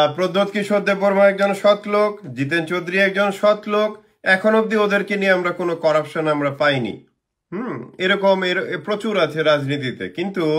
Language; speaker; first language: Bangla; native; Bangla